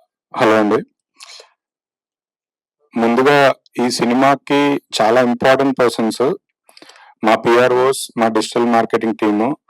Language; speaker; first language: Telugu; native; Telugu